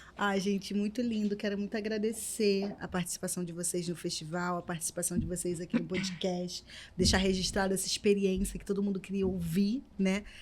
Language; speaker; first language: Portuguese; native; Portuguese